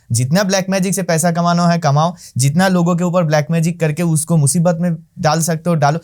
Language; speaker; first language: Hindi; non-native, local second language; Bangla